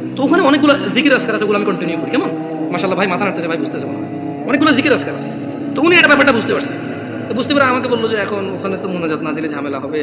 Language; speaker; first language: Bangla; early bilingual, heritage; Bangla